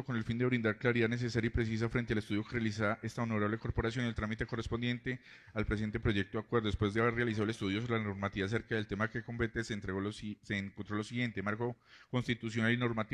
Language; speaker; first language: Spanish; native; Spanish